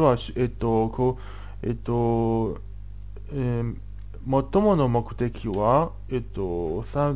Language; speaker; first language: Japanese; non-native, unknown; Chinese